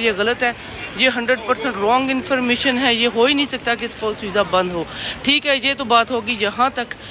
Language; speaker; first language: Urdu; non-native, local second language; Punjabi